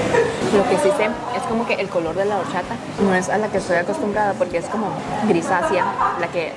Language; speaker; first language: Spanish; native; Spanish